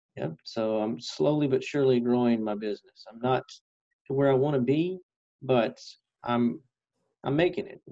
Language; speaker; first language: English; native; English